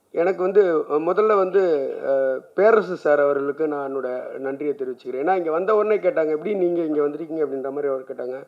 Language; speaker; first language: Tamil; native; Tamil